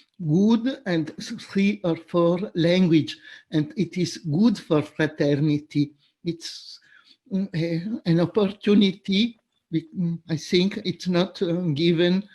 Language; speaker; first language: English; non-native, fluent; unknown